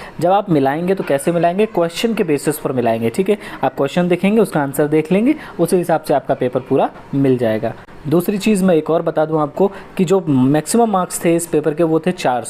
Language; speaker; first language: Hindi; native; Hindi